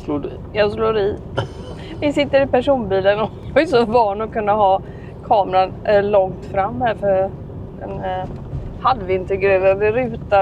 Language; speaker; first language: Swedish; native; Swedish